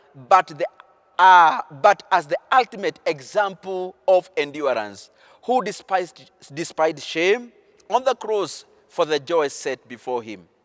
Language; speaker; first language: English; non-native, local second language; Swahili